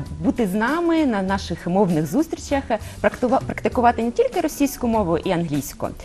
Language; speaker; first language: Ukrainian; non-native, local second language; Russian